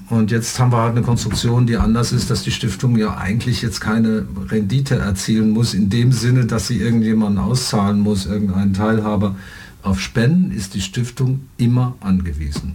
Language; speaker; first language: German; native; German